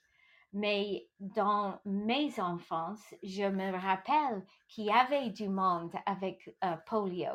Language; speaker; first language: French; non-native, local second language; English